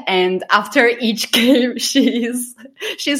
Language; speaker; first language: English; non-native, fluent; Georgian